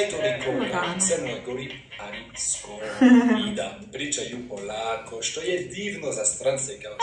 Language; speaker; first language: Serbian; non-native, fluent; French